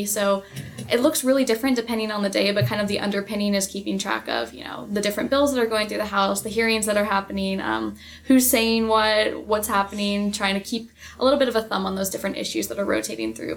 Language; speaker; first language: English; native; English